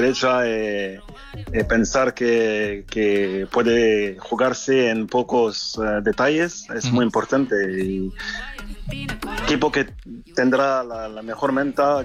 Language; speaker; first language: Spanish; non-native, learner; French